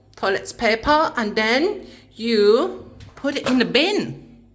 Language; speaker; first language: English; non-native, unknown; Thai